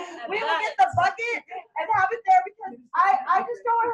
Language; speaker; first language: English; native; English